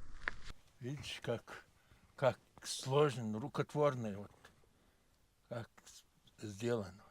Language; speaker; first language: Russian; native; Russian